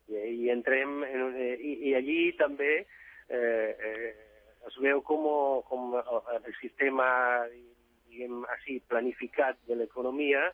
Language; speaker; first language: Catalan; non-native, fluent; Italian